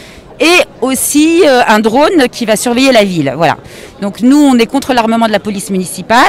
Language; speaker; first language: French; native; French